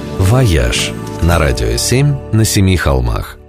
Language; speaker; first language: Russian; native; Russian